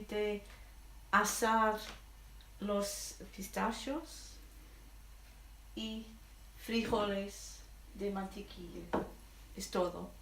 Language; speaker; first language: Spanish; non-native, learner; English